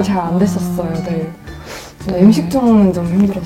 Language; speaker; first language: Korean; non-native, fluent; Mongolian